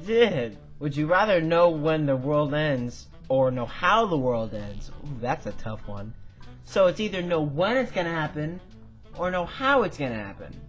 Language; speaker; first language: English; native; English